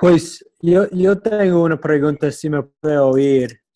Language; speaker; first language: Spanish; non-native, learner; English